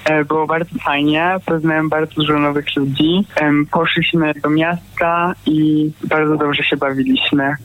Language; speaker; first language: Polish; early bilingual, heritage; Polish